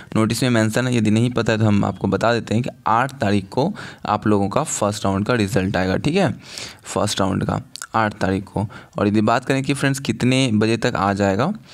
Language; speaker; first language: Hindi; native; Hindi